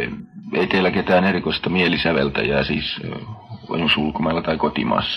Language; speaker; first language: Finnish; native; Finnish